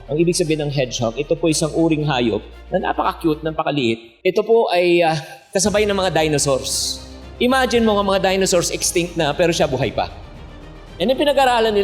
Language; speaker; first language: Filipino; native; Filipino